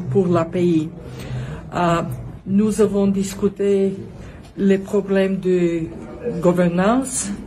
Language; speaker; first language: French; non-native, learner; Bulgarian